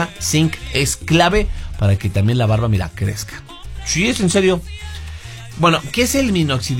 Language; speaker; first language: Spanish; native; Spanish